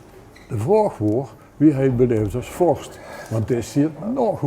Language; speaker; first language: Dutch; native; Dutch